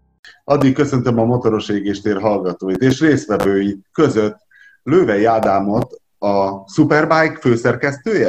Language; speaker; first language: Hungarian; native; Hungarian